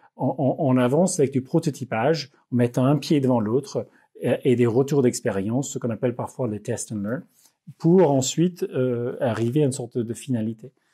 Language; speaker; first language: French; non-native, fluent; Dutch